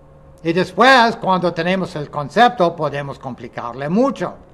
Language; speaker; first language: Spanish; non-native, fluent; English